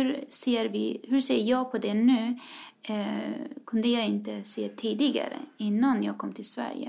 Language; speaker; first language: Swedish; non-native, fluent; Persian